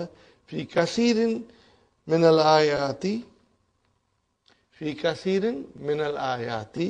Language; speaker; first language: Arabic; non-native, fluent; Urdu